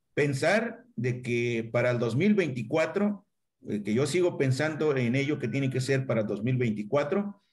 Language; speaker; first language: Spanish; non-native, local second language; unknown